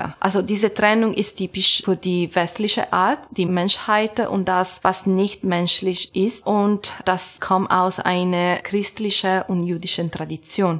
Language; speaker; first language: German; non-native, learner; Italian